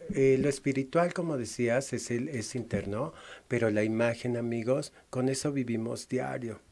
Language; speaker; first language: Spanish; native; Spanish